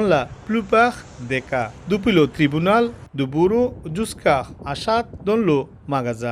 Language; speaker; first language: French; non-native, local second language; Bangla